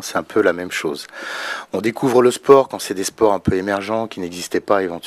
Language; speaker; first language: French; native; French